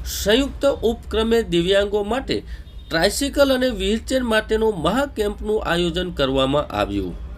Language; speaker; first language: Gujarati; native; Gujarati